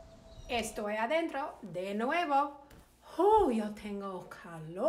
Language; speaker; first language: Spanish; non-native, fluent; English